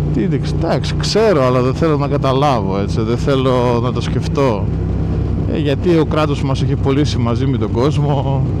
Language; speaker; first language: Greek; early bilingual, heritage; Greek